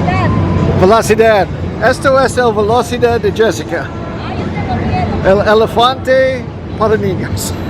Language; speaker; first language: Spanish; non-native, learner; English